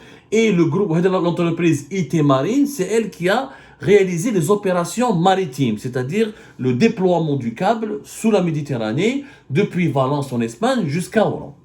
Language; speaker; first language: French; non-native, local second language; Arabic